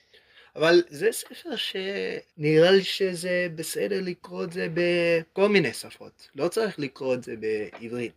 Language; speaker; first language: Hebrew; non-native, learner; English